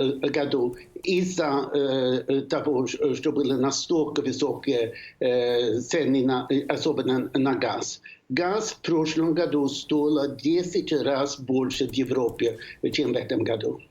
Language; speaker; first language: Russian; non-native, fluent; Swedish